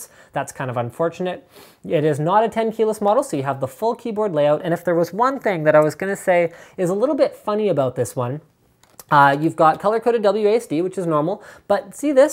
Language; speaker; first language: English; native; English